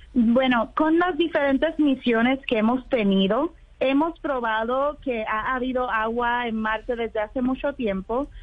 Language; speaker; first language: Spanish; native; Spanish